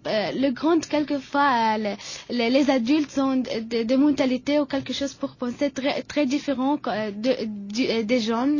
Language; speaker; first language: French; non-native, learner; Arabic